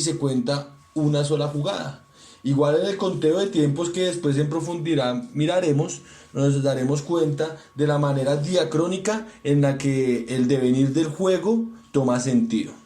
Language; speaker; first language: Spanish; native; Spanish